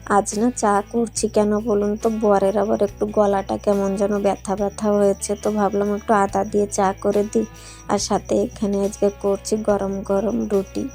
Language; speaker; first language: Bangla; non-native, local second language; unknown